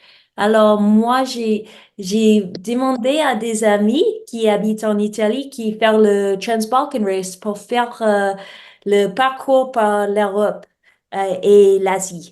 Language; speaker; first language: French; non-native, learner; English